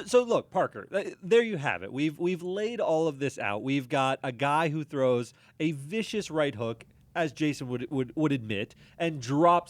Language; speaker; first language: English; native; English